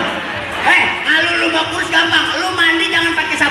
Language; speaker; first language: Indonesian; native; Indonesian